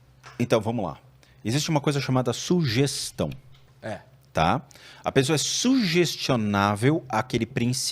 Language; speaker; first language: Portuguese; native; Portuguese